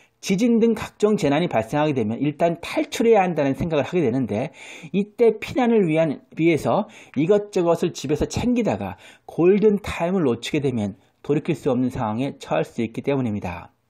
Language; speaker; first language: Korean; native; Korean